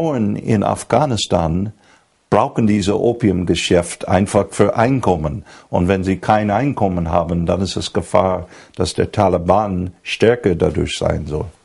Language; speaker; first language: German; non-native, fluent; English